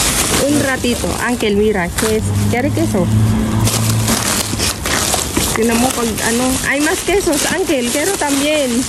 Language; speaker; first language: Spanish; non-native, learner; Filipino